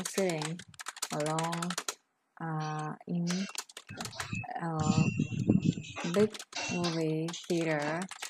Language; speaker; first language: English; non-native, fluent; Vietnamese